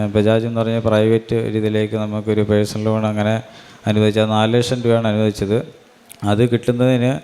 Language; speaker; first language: Malayalam; native; Malayalam